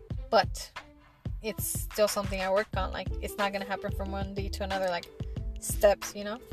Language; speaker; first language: English; early bilingual, other home language; Spanish